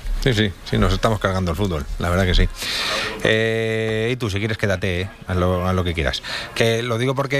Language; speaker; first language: Spanish; native; Spanish